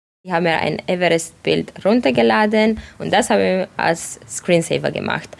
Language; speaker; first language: German; non-native, fluent; Romanian